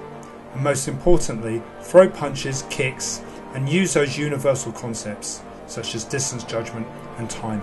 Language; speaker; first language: English; native; English